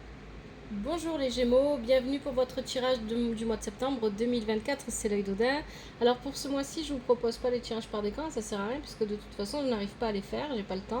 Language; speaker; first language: French; native; French